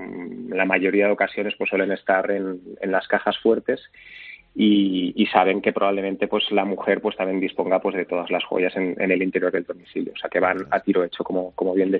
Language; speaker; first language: Spanish; native; Spanish